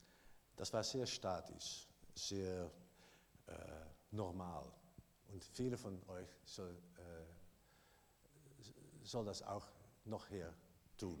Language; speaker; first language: German; non-native, learner; Dutch